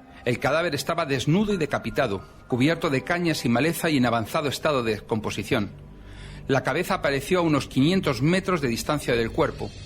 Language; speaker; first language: Spanish; native; Spanish